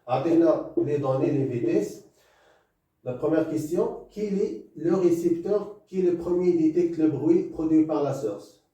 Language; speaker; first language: French; non-native, local second language; Arabic